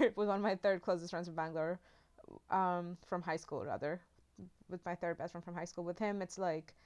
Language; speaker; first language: English; non-native, local second language; Hindi